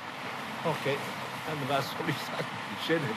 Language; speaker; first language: German; non-native, learner; Italian